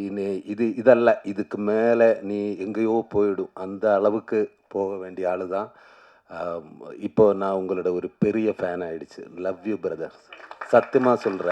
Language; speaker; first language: Tamil; non-native, learner; Malayalam